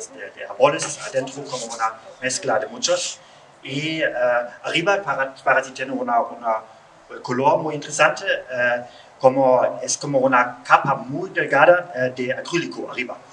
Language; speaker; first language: Spanish; non-native, learner; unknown